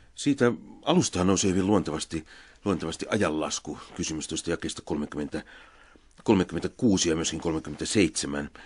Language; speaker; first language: Finnish; native; Finnish